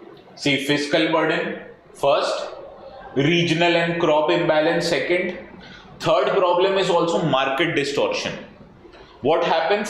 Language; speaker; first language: English; non-native, local second language; Hindi